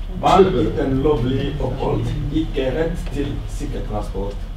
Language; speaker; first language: Norwegian; non-native, learner; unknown